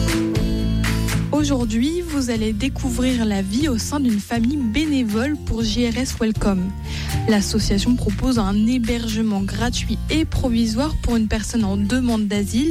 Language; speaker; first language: French; native; French